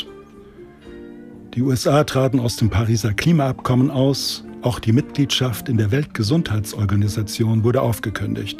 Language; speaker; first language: German; native; German